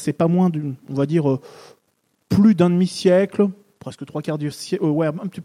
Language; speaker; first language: French; native; French